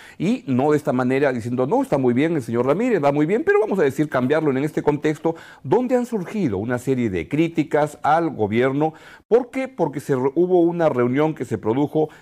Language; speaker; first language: Spanish; native; Spanish